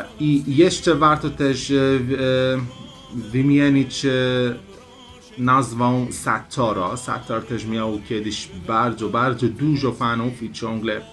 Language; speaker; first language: Polish; non-native, learner; Persian